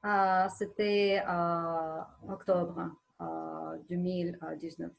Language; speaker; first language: French; non-native, learner; Ukrainian